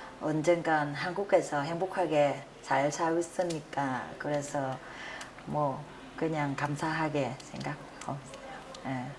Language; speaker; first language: Korean; non-native, learner; Vietnamese